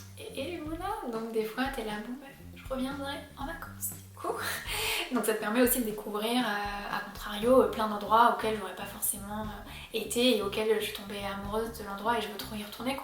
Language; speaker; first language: French; native; French